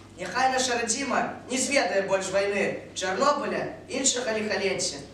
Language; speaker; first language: Belarusian; native; Belarusian